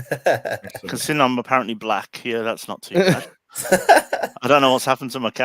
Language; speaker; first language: English; native; English